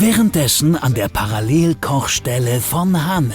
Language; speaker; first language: German; native; German